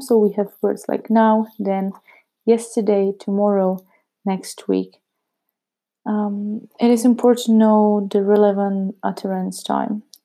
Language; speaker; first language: English; non-native, fluent; Czech